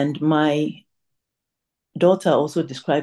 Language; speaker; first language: English; non-native, local second language; Igbo